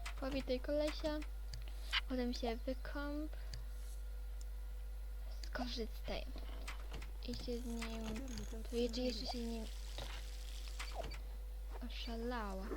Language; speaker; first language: Polish; native; Polish